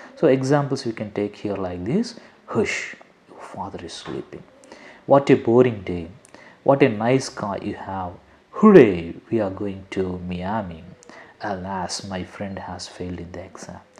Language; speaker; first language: English; non-native, local second language; Telugu